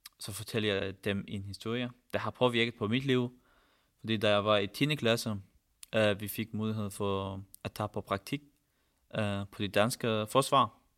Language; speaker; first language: Danish; non-native, fluent; Arabic